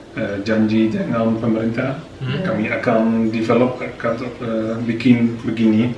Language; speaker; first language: Indonesian; non-native, fluent; Dutch